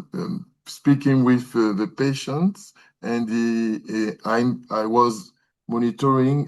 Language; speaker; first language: English; non-native, learner; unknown